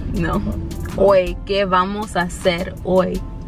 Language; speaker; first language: Spanish; early bilingual, heritage; Spanish